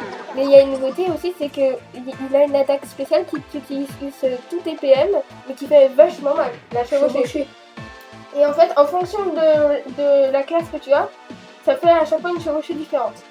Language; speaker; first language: French; native; French